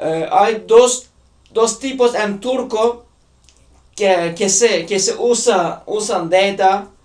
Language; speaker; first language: Spanish; non-native, learner; Turkish